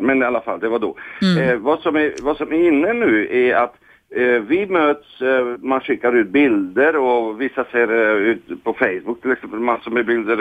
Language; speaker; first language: Swedish; non-native, fluent; Hungarian